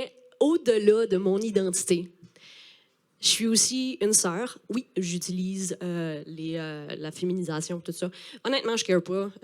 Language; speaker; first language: French; native; French